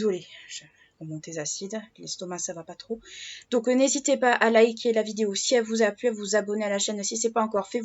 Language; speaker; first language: French; native; French